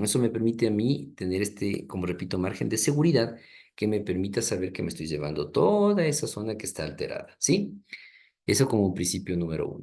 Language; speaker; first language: Spanish; native; Spanish